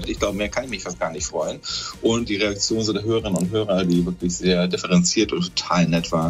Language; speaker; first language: German; native; German